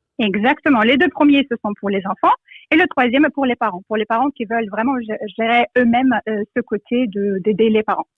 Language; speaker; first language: French; non-native, fluent; Russian